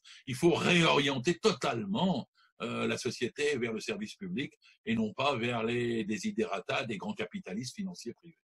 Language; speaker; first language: French; native; French